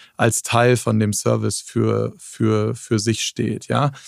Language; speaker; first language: German; native; German